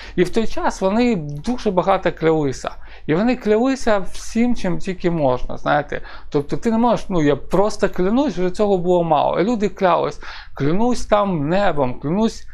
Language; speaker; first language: Ukrainian; non-native, local second language; Russian